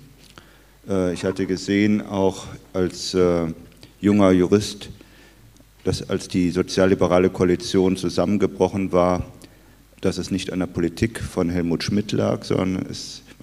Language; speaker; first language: German; native; German